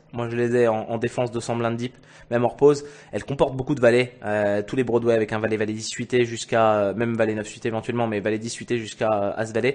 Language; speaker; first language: French; native; French